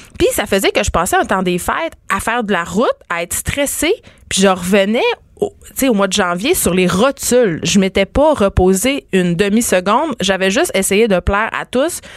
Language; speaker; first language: French; native; French